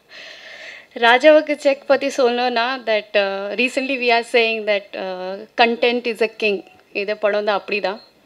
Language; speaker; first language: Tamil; non-native, fluent; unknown